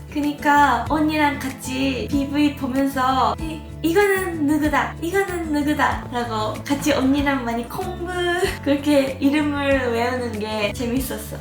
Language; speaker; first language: Korean; non-native, fluent; Japanese